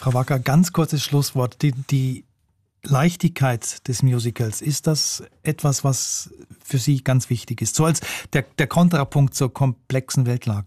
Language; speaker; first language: German; native; German